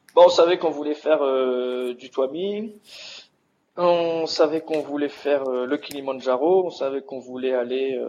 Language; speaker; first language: French; native; French